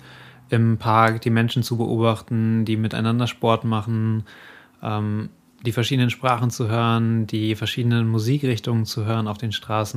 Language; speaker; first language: German; native; German